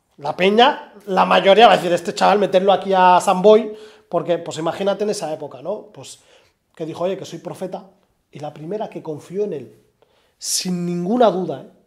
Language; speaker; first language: Spanish; early bilingual, other home language; Arabic